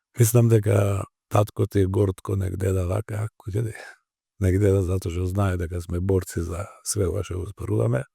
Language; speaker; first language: Macedonian; native; Macedonian